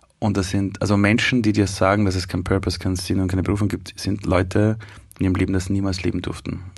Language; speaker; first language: German; early bilingual, other home language; Persian